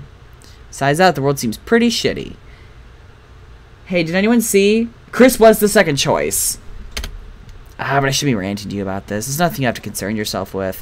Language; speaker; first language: English; native; English